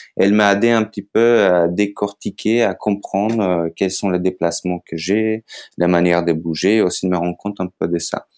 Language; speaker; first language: French; non-native, fluent; Macedonian